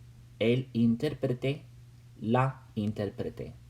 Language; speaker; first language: Spanish; non-native, fluent; English